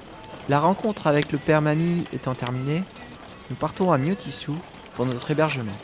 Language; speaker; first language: French; native; French